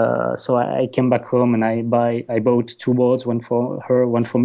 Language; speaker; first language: English; non-native, fluent; French